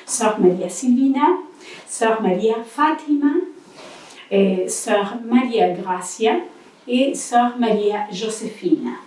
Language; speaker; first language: French; non-native, learner; Spanish